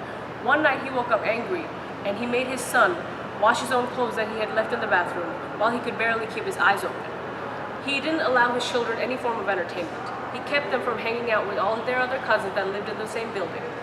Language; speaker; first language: English; non-native, local second language; Bangla